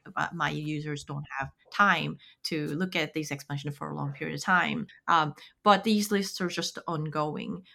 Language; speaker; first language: English; non-native, fluent; Korean